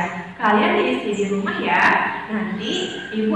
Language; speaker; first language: Indonesian; native; Indonesian